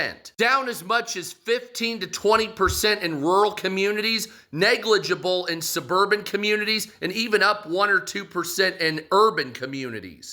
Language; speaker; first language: English; native; English